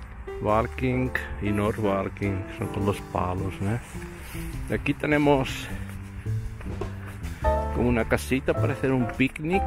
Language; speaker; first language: Spanish; non-native, fluent; Portuguese